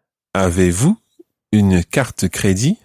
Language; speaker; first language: French; non-native, fluent; English